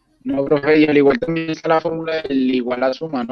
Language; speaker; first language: Spanish; native; Spanish